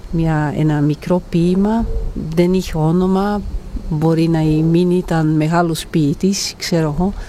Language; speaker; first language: Greek; non-native, fluent; Italian